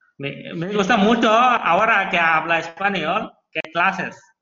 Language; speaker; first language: Spanish; non-native, learner; Bangla